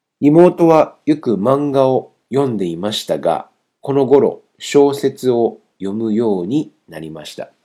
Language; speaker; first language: Japanese; non-native, fluent; Chinese